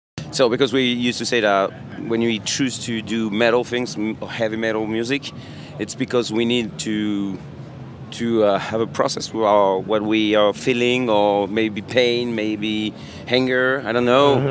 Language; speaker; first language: English; non-native, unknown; French